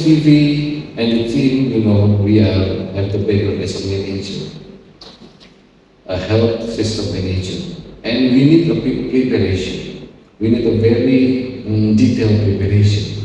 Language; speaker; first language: English; non-native, fluent; Indonesian